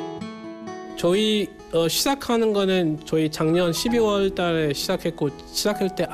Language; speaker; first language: Korean; non-native, fluent; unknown